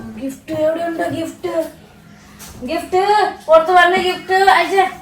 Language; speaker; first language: Malayalam; non-native, fluent; Nepali